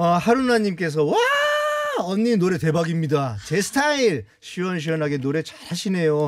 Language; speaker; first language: Korean; native; Korean